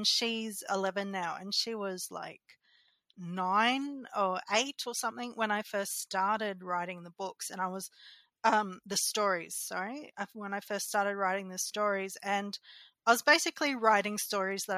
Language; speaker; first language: English; native; English